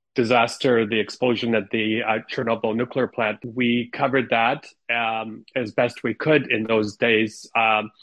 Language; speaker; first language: English; non-native, fluent; Ukrainian